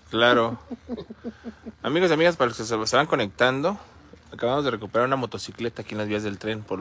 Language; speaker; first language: Spanish; native; Spanish